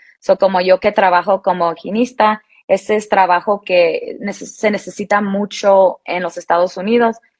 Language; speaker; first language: Spanish; early bilingual, heritage; Spanish